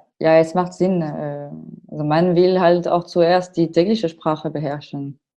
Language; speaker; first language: German; non-native, fluent; French